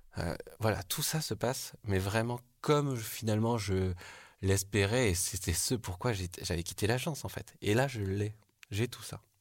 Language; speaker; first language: French; early bilingual, other home language; Korean